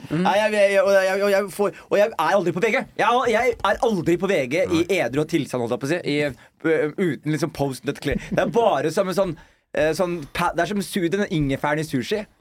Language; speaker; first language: Norwegian; early bilingual, other home language; Somali